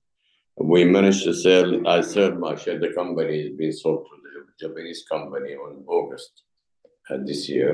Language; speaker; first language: English; non-native, fluent; Arabic